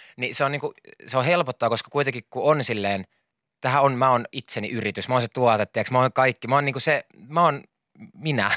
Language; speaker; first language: Finnish; native; Finnish